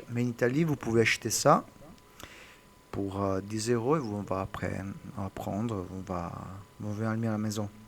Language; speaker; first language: French; non-native, learner; Italian